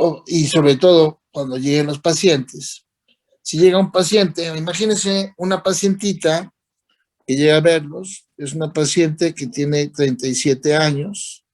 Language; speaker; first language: Spanish; native; Spanish